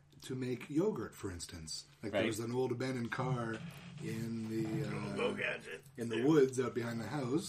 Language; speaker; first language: English; native; English